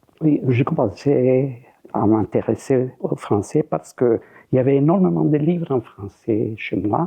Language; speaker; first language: French; non-native, fluent; Spanish